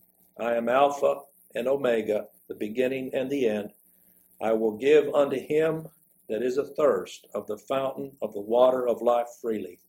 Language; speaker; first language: English; native; English